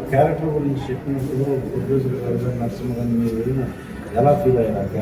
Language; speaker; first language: Telugu; native; Telugu